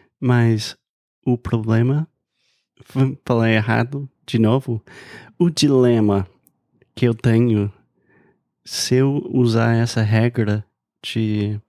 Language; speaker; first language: Portuguese; non-native, fluent; English